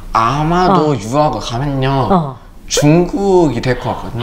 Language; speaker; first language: Korean; early bilingual, other home language; English